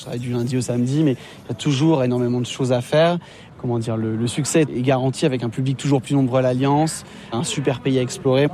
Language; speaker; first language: French; native; French